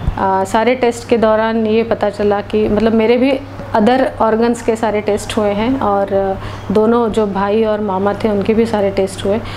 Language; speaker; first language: Hindi; non-native, local second language; Marathi